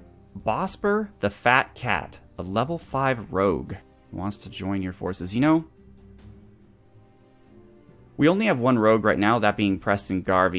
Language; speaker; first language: English; native; English